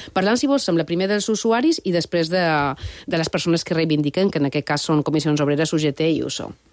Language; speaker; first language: Catalan; native; Catalan